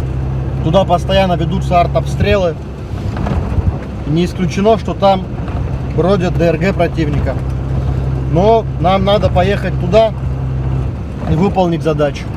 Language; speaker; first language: Russian; native; Russian